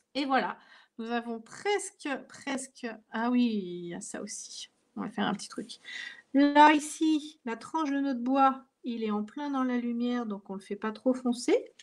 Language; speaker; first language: French; native; French